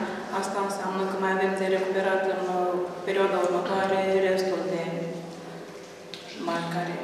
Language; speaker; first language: Romanian; native; Romanian